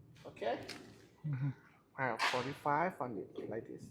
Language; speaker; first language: English; non-native, learner; Thai